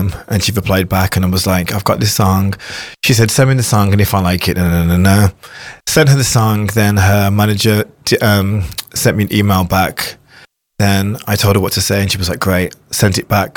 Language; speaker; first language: English; native; English